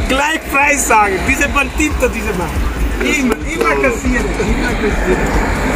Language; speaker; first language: German; non-native, learner; Punjabi